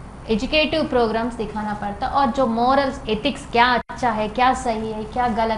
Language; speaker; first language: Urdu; non-native, local second language; Telugu